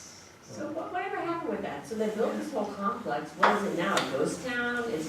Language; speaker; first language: English; native; English